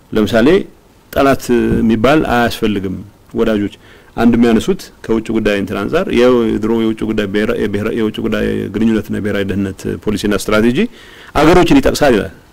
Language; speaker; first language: Amharic; non-native, local second language; Tigrinya